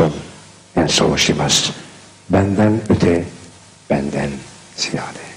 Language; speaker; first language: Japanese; non-native, learner; Turkish